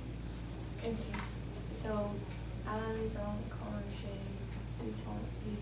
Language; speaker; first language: French; non-native, learner; English